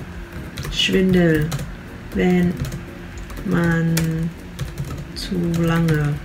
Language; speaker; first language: German; non-native, fluent; Vietnamese